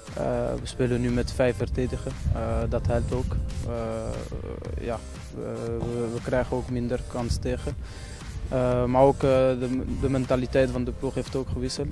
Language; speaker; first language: Dutch; non-native, fluent; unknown